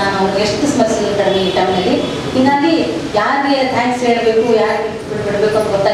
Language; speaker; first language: Kannada; native; Kannada